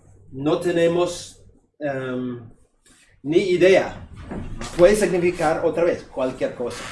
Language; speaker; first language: Spanish; non-native, fluent; English